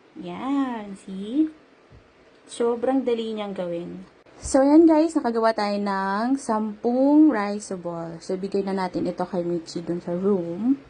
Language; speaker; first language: Filipino; native; Filipino